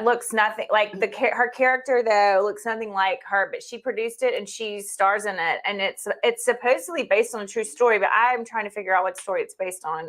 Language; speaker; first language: English; native; English